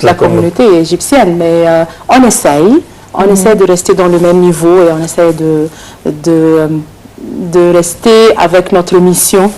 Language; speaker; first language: French; non-native, fluent; Arabic